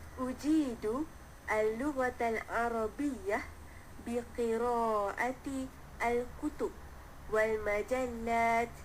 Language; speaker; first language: Arabic; non-native, learner; Malay